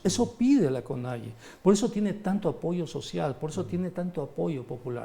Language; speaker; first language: Spanish; native; Spanish